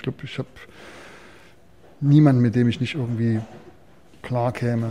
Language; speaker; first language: German; native; German